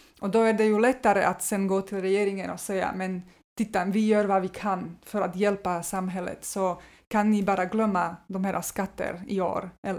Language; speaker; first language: Swedish; non-native, fluent; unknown